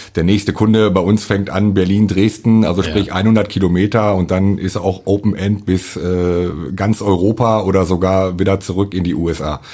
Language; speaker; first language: German; native; German